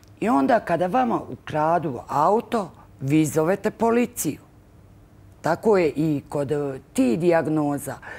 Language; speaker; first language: Bosnian; native; Bosnian